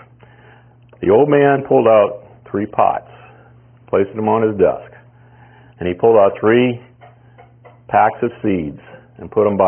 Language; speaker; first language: English; native; English